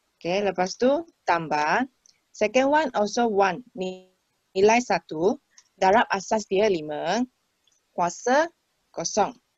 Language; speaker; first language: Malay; non-native, local second language; Chinese